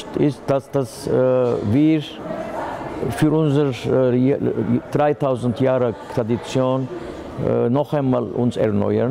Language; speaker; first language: German; non-native, fluent; Armenian